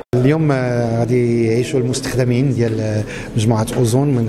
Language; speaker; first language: Arabic; native; Arabic